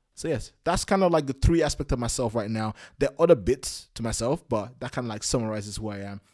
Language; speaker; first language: English; non-native, local second language; Yoruba